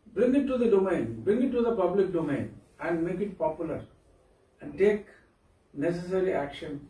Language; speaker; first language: English; non-native, local second language; Telugu